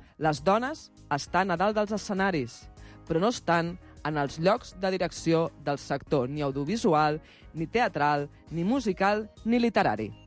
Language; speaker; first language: Catalan; native; Catalan